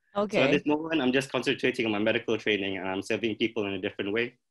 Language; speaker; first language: English; non-native, local second language; Malay